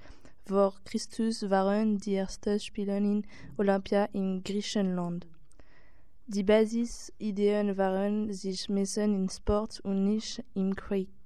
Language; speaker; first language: German; non-native, learner; French